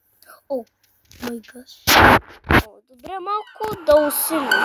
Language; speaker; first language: Bulgarian; non-native, local second language; Turkish